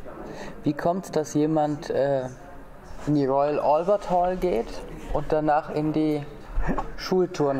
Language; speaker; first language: German; native; German